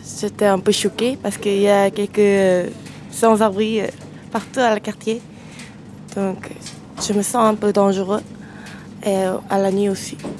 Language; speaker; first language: French; non-native, learner; Korean